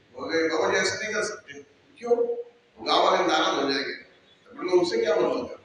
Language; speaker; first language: Hindi; non-native, local second language; Marathi